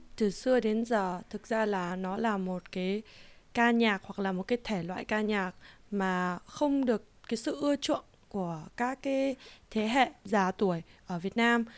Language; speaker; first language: Vietnamese; early bilingual, heritage; Vietnamese